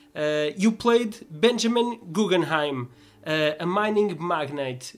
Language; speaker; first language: English; non-native, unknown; Portuguese